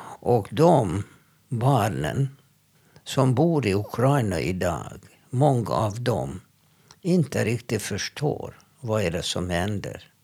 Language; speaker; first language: Swedish; non-native, fluent; Hungarian